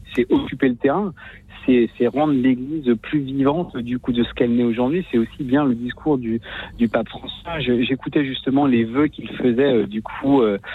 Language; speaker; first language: French; native; French